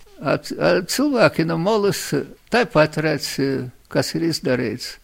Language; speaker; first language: Latvian; native; Latvian